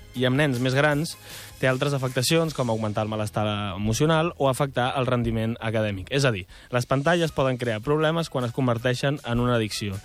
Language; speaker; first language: Catalan; native; Catalan